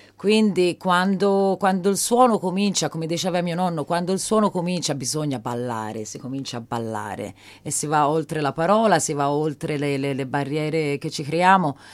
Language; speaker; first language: Italian; native; Italian